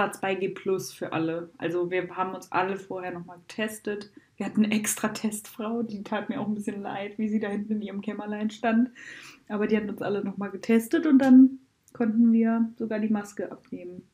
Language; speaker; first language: German; native; German